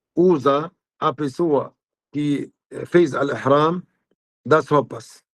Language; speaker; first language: Portuguese; non-native, fluent; Arabic